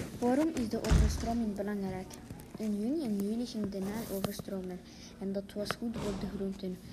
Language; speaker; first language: Dutch; non-native, local second language; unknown